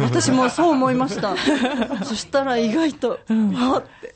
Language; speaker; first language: Japanese; non-native, fluent; Mongolian